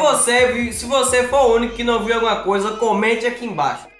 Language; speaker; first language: Portuguese; native; Portuguese